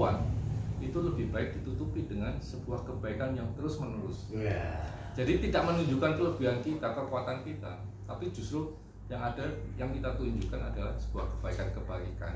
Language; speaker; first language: Indonesian; native; Indonesian